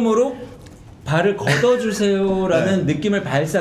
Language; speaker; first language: Korean; native; Korean